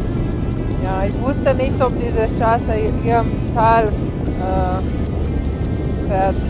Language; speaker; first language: German; non-native, fluent; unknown